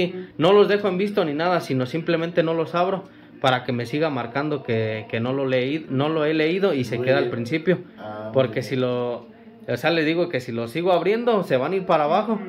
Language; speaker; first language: Spanish; native; Spanish